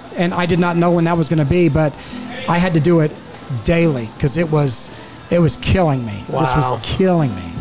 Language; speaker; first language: English; native; English